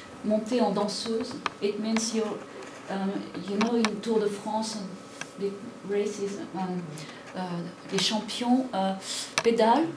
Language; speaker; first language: English; non-native, fluent; French